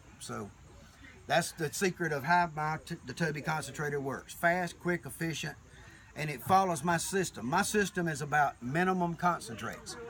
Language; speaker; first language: English; native; English